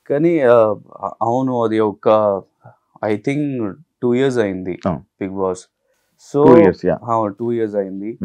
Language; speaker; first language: Telugu; non-native, local second language; Hindi